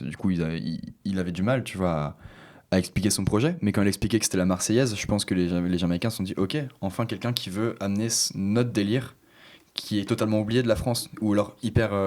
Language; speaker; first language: French; native; French